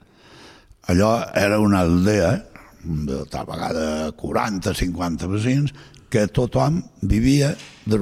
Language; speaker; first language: Catalan; non-native, local second language; Galician